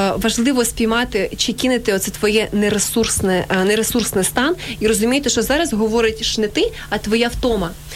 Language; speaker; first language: Ukrainian; native; Ukrainian